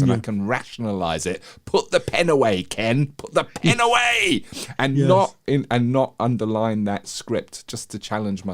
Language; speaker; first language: English; native; English